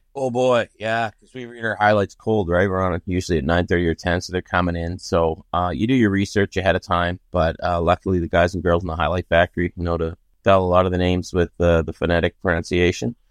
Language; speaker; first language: English; native; English